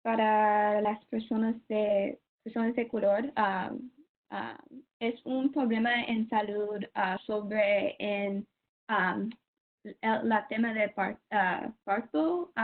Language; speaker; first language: Spanish; non-native, learner; English